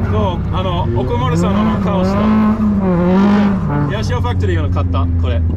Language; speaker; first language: Japanese; non-native, learner; English